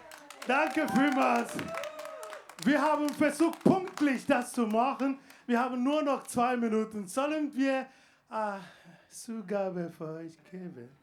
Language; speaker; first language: German; non-native, fluent; Igbo